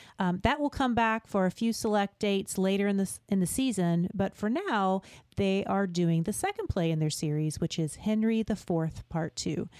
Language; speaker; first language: English; native; English